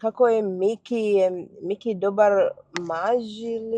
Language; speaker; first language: Macedonian; non-native, learner; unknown